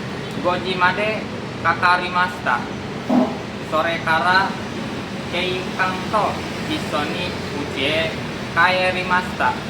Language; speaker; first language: Japanese; non-native, learner; Indonesian